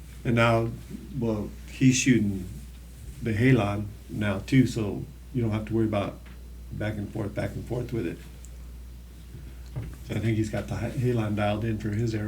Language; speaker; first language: English; native; English